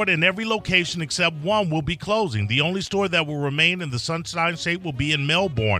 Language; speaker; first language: English; native; English